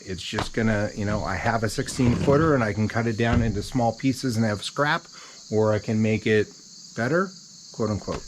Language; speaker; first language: English; native; English